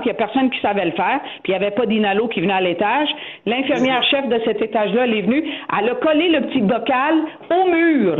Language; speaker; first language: French; native; French